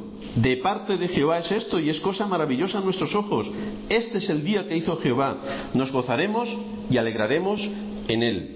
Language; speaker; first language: Spanish; native; Spanish